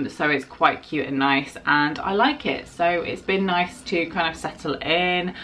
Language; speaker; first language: English; native; English